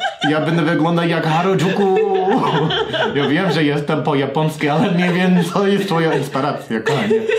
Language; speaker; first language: Polish; non-native, learner; English